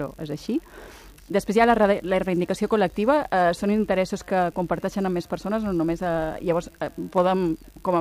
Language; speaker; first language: Catalan; native; Catalan